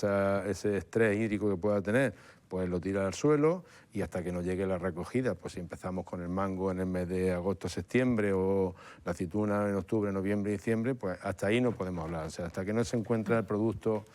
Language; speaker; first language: Spanish; native; Spanish